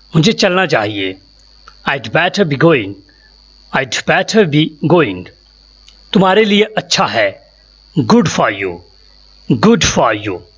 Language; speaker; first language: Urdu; native; Urdu